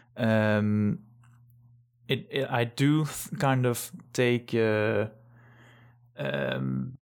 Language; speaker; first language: English; non-native, fluent; Dutch